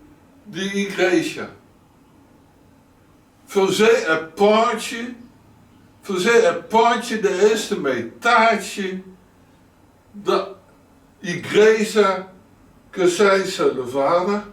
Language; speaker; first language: Portuguese; non-native, learner; Dutch